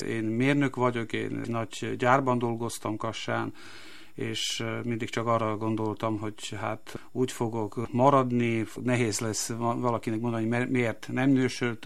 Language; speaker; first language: Hungarian; non-native, local second language; Slovak